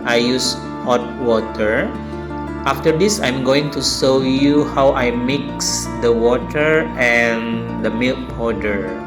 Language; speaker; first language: English; non-native, learner; Indonesian